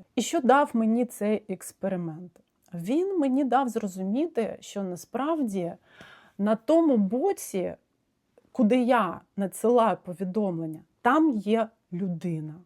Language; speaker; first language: Ukrainian; non-native, local second language; Russian